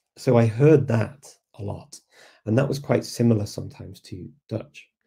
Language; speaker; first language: English; native; English